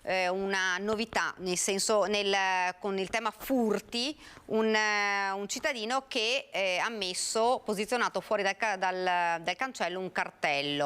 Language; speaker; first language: Italian; native; Italian